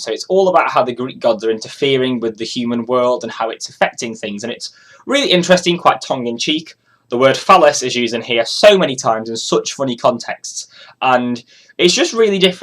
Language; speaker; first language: English; native; English